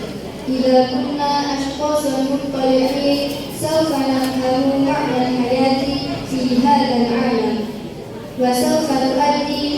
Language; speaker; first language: Arabic; non-native, learner; Indonesian